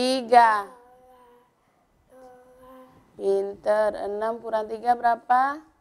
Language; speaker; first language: Indonesian; native; Indonesian